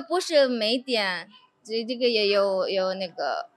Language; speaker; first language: Chinese; non-native, fluent; Indonesian